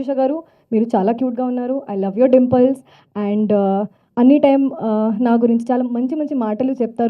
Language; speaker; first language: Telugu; non-native, fluent; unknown